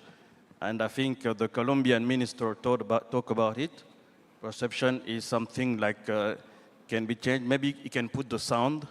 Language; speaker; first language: English; non-native, learner; French